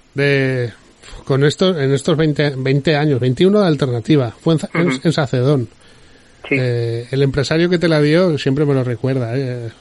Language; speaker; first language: Spanish; native; Spanish